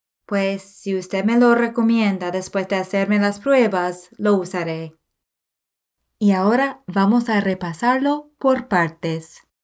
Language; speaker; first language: Spanish; non-native, fluent; English